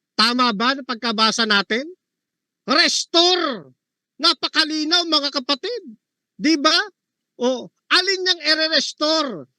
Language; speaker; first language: Filipino; native; Filipino